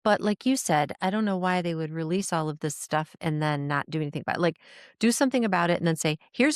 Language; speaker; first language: English; native; English